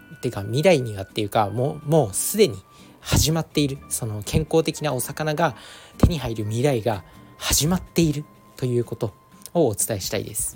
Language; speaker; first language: Japanese; native; Japanese